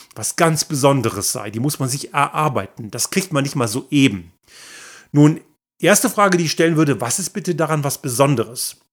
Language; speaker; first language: German; native; German